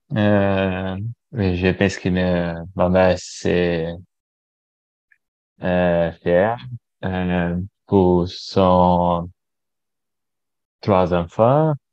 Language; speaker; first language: French; non-native, learner; Portuguese